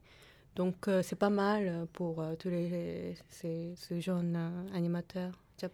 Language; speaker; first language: French; non-native, fluent; Japanese